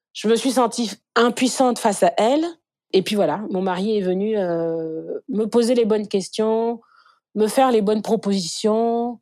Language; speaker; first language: French; native; French